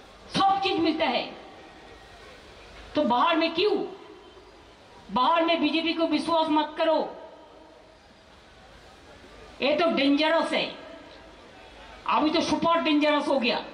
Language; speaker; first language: Hindi; non-native, local second language; Bangla